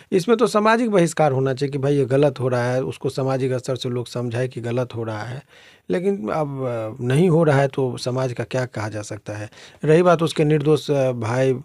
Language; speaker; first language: Hindi; native; Hindi